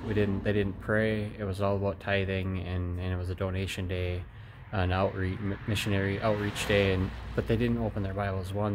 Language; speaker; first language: English; native; English